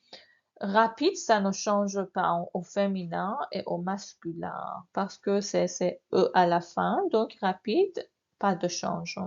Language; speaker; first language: French; non-native, fluent; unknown